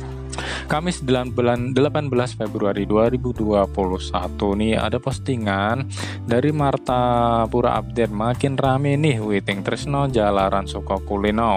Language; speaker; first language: Indonesian; native; Indonesian